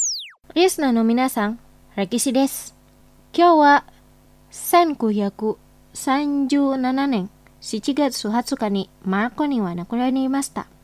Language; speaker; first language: Japanese; non-native, fluent; Indonesian